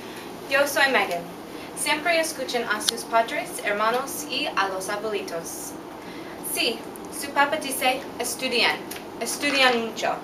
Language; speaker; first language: Spanish; non-native, learner; English